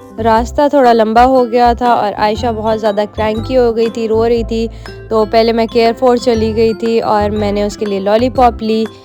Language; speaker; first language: Urdu; native; Urdu